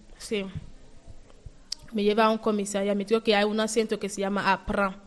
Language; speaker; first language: Spanish; non-native, learner; Yoruba